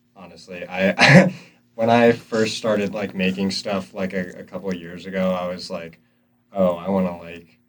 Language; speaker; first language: English; native; English